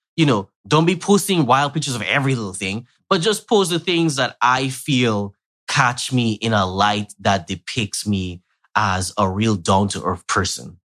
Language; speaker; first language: English; native; English